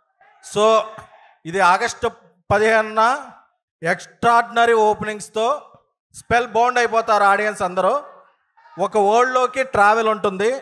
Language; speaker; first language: Telugu; native; Telugu